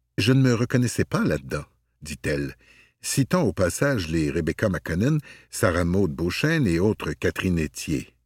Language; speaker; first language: French; native; French